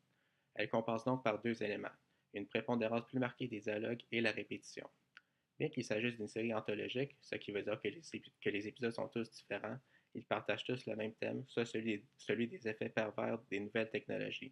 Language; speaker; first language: French; native; French